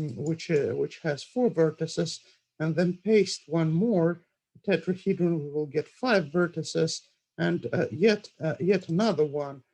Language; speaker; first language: English; non-native, fluent; Russian